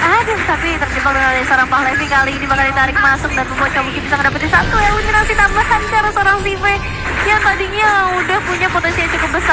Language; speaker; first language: Indonesian; native; Indonesian